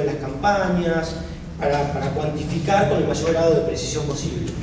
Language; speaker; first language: Spanish; native; Spanish